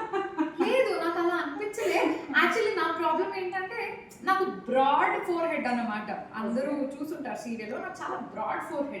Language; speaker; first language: Telugu; non-native, local second language; Kannada